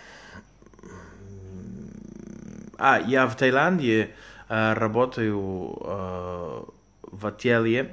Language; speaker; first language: Russian; non-native, learner; Spanish